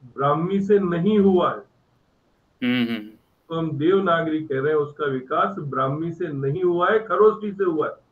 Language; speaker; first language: Hindi; native; Hindi